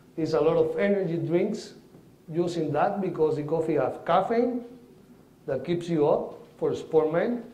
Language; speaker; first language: English; non-native, fluent; Spanish